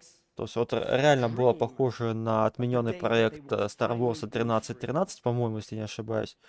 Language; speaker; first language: Russian; native; Russian